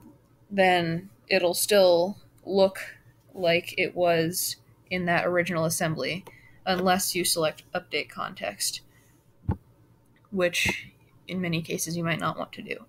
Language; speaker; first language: English; native; English